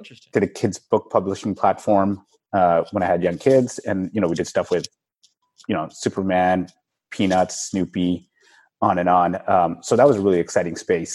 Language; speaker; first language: English; native; English